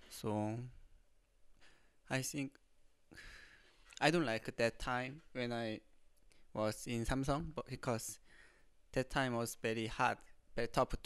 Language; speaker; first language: English; non-native, learner; Korean